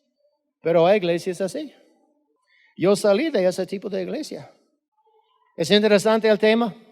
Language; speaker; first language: Spanish; non-native, fluent; English